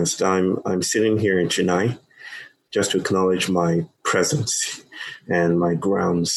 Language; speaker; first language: English; non-native, local second language; Yoruba